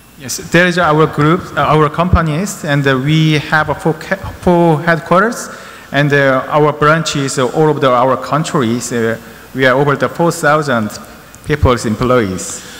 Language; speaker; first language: English; non-native, learner; Korean